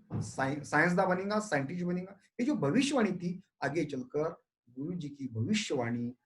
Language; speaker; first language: Hindi; non-native, local second language; Marathi